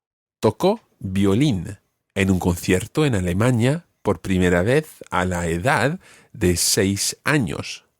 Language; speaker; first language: Spanish; non-native, fluent; English